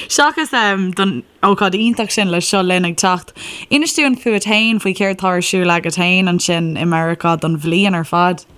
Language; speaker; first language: Irish; non-native, local second language; English